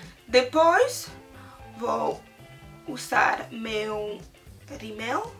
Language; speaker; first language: Portuguese; non-native, learner; French